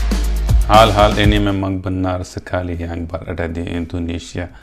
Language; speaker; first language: Indonesian; non-native, fluent; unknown